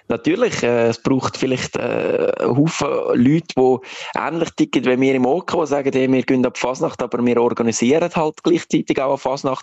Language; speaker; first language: German; native; German